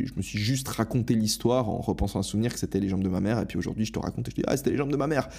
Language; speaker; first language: French; native; French